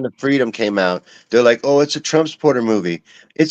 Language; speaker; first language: English; native; English